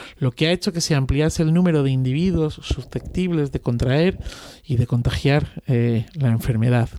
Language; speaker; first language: Spanish; native; Spanish